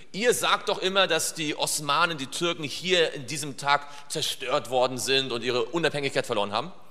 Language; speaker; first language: German; native; German